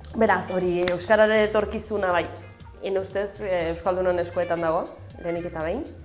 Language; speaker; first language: Basque; non-native, fluent; Spanish